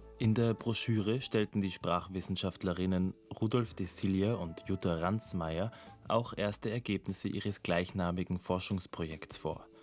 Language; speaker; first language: German; native; German